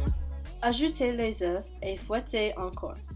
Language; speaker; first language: French; non-native, learner; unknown